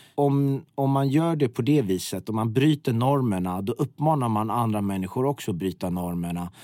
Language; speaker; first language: Swedish; early bilingual, other home language; Persian